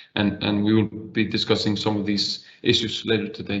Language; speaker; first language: English; non-native, fluent; Icelandic